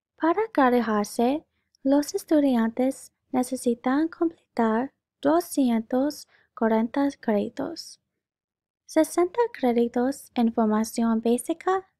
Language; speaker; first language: Spanish; non-native, learner; English